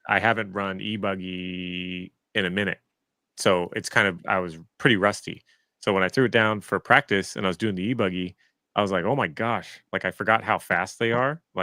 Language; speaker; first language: English; native; English